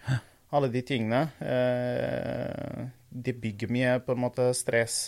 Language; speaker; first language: Norwegian; non-native, fluent; Portuguese